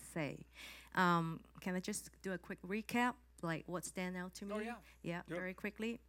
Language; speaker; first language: English; non-native, local second language; Cantonese